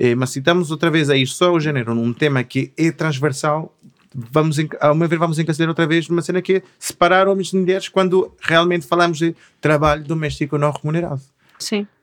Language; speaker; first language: Portuguese; non-native, fluent; Spanish